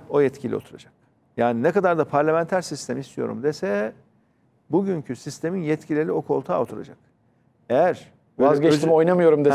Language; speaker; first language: Turkish; native; Turkish